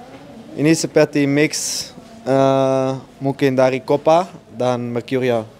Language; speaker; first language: Indonesian; non-native, learner; Dutch